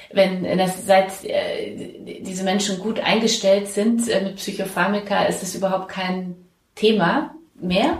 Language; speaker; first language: German; native; German